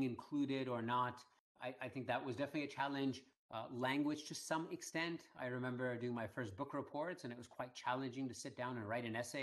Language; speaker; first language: English; early bilingual, other home language; Hindi